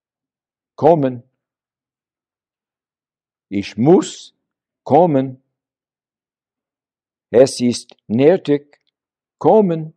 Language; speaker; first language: German; non-native, learner; English